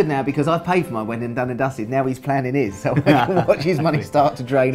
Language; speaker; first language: English; native; English